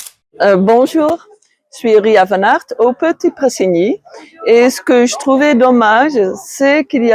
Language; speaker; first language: French; non-native, fluent; Dutch